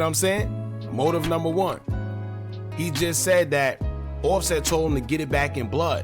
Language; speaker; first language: English; native; English